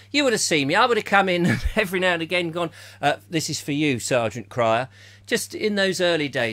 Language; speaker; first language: English; native; English